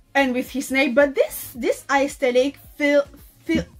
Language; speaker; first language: English; non-native, learner; French